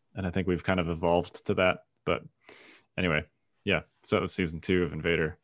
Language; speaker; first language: English; native; English